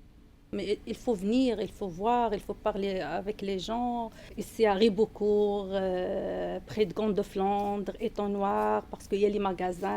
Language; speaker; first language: French; non-native, learner; Arabic